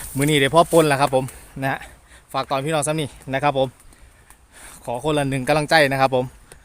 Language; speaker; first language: Thai; native; Thai